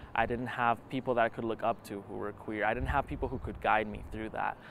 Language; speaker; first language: English; early bilingual, other home language; Spanish